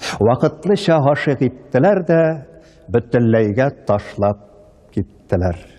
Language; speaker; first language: Tatar; native; Tatar